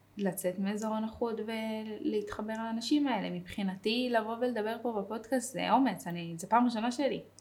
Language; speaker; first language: Hebrew; native; Hebrew